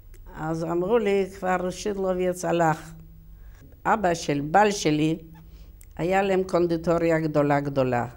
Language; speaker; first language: Hebrew; non-native, learner; Yiddish